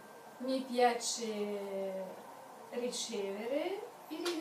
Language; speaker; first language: Italian; non-native, learner; Russian